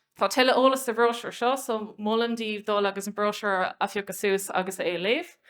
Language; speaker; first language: Irish; non-native, local second language; English